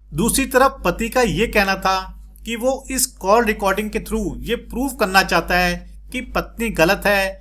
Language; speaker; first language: Hindi; native; Hindi